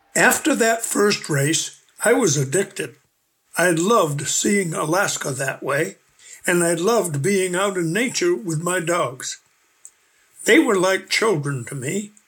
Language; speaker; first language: English; native; English